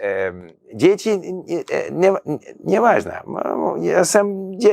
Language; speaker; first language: Polish; non-native, learner; English